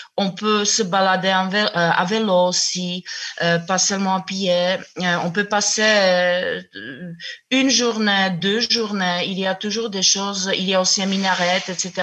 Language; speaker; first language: French; non-native, fluent; Czech